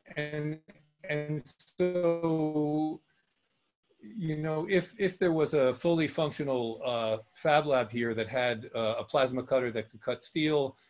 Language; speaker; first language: English; native; English